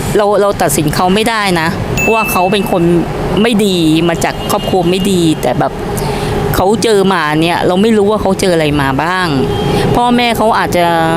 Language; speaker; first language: Thai; native; Thai